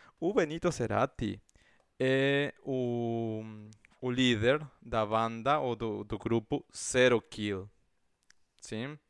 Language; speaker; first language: Portuguese; non-native, fluent; Spanish